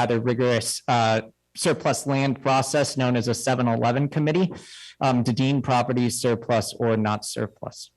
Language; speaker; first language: English; native; English